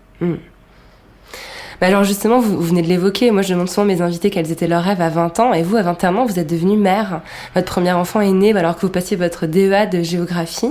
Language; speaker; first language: French; native; French